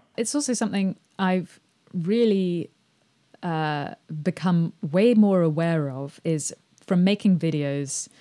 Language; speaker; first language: English; native; English